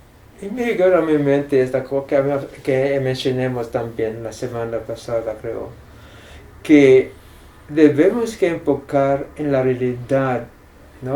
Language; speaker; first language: Spanish; non-native, fluent; English